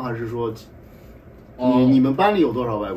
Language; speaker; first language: Chinese; native; Chinese